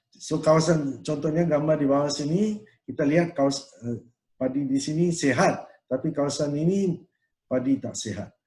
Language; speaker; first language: Malay; non-native, local second language; Tamil